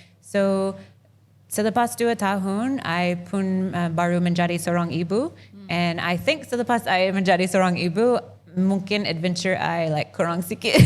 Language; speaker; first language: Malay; non-native, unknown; English